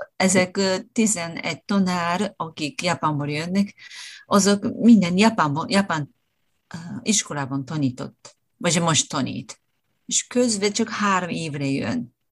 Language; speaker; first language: Hungarian; non-native, fluent; Japanese